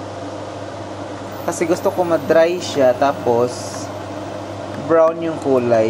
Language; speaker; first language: Filipino; native; Filipino